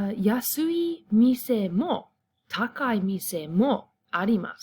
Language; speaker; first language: Japanese; non-native, fluent; English